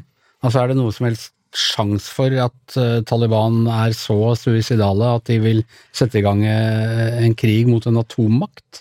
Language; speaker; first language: Norwegian; native; Norwegian